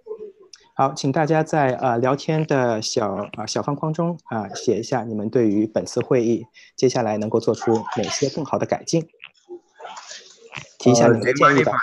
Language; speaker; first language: Chinese; native; Chinese